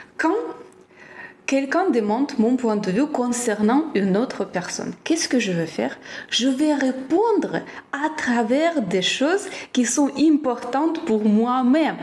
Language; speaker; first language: French; non-native, fluent; Ukrainian